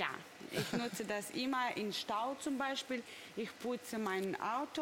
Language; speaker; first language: German; non-native, learner; Russian